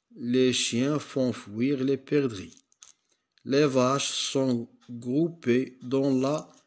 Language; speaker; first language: French; non-native, local second language; Arabic